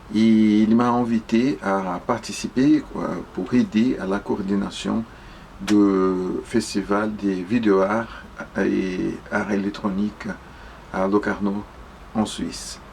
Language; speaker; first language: French; non-native, fluent; Portuguese